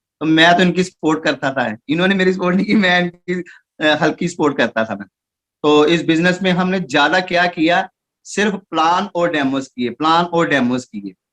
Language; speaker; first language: Hindi; non-native, local second language; Punjabi